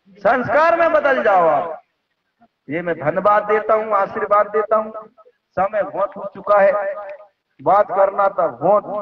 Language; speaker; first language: Hindi; native; Hindi